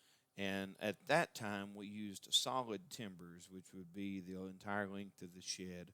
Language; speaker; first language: English; native; English